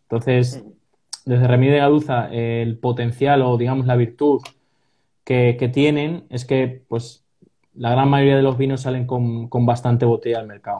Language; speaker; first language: Spanish; native; Spanish